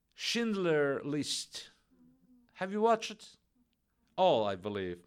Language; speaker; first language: English; non-native, fluent; Russian